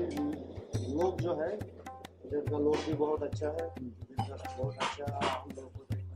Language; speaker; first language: Hindi; non-native, local second language; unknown